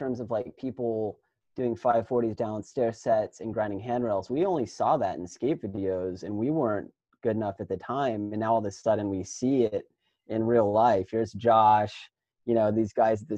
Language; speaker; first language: English; native; English